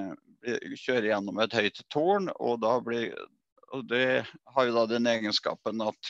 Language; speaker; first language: Norwegian; native; Norwegian